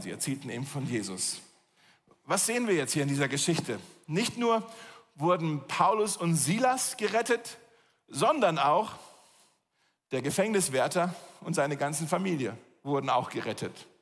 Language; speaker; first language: German; native; German